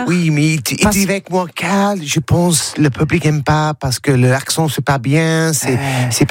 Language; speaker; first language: French; non-native, learner; English